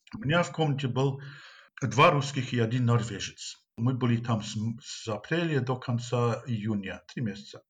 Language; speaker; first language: Russian; non-native, fluent; English